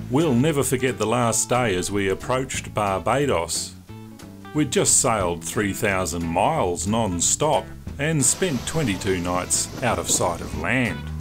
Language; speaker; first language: English; native; English